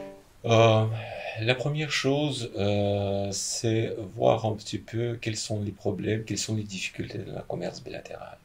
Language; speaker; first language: French; non-native, fluent; Ukrainian